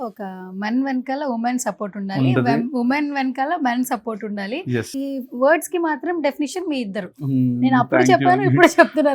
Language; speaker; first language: Telugu; native; Telugu